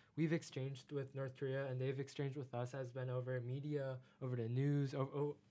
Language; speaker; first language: English; non-native, fluent; Chinese